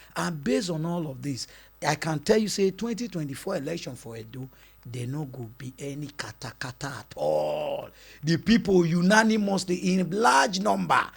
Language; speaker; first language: Nigerian Pidgin; non-native, local second language; Bini